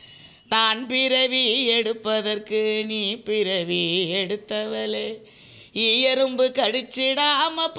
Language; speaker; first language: Tamil; native; Tamil